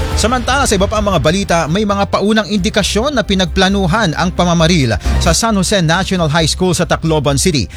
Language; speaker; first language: Filipino; native; Filipino